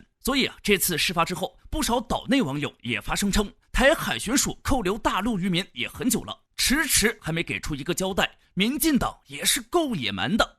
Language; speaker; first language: Chinese; native; Chinese